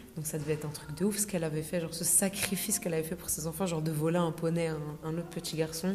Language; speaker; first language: French; native; French